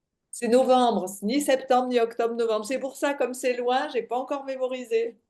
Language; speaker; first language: French; native; French